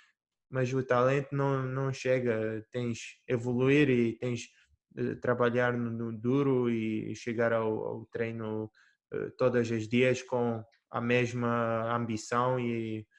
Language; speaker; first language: Portuguese; early bilingual, heritage; Portuguese